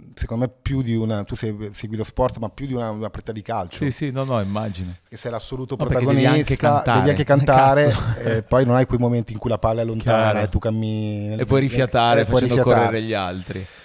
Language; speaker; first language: Italian; native; Italian